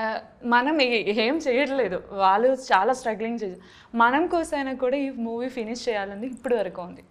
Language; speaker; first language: Telugu; non-native, learner; Malayalam